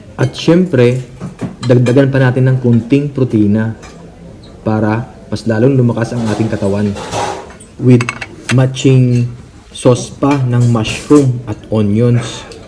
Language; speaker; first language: Filipino; non-native, local second language; Cebuano